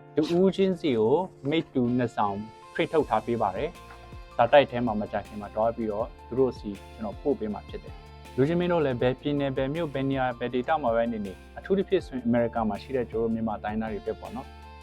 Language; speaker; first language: Burmese; non-native, local second language; Western Kayah